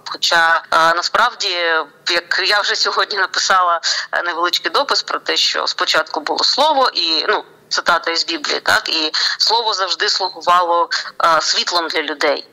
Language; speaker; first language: Ukrainian; non-native, local second language; Russian